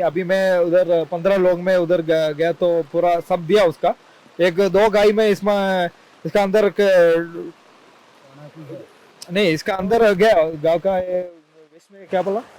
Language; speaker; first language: Hindi; non-native, local second language; Malayalam